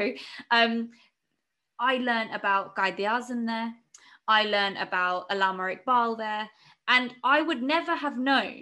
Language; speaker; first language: English; native; English